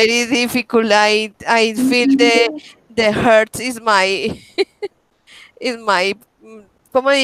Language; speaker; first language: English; non-native, learner; Spanish